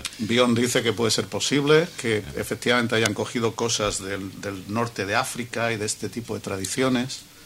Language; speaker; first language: Spanish; native; Spanish